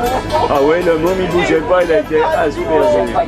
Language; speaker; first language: French; native; French